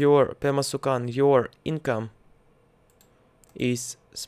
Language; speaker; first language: English; non-native, learner; Russian